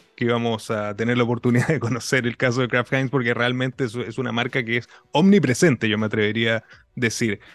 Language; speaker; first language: Spanish; native; Spanish